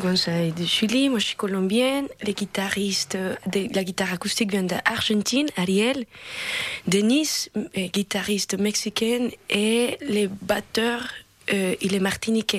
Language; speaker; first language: French; non-native, fluent; Spanish